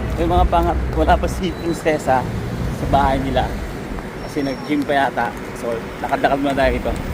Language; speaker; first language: Filipino; native; Filipino